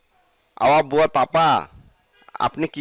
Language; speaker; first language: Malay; non-native, fluent; Bangla